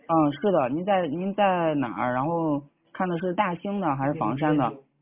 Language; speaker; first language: Chinese; native; Chinese